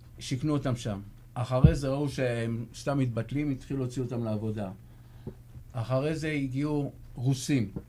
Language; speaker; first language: Hebrew; early bilingual, other home language; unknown